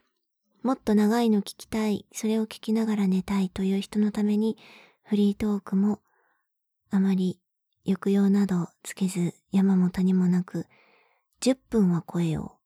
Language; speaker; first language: Japanese; native; Japanese